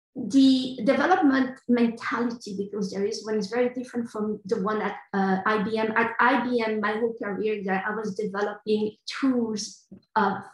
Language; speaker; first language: English; non-native, fluent; French